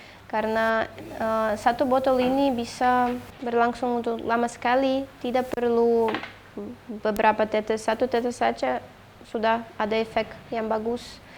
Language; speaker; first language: Indonesian; non-native, fluent; Russian